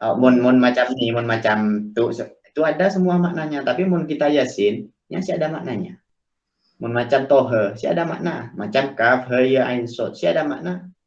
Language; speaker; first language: Malay; native; Malay